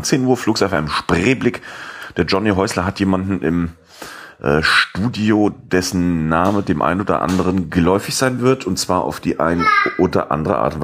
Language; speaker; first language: German; native; German